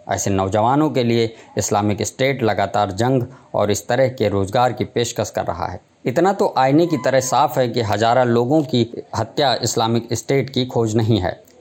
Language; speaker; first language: Hindi; native; Hindi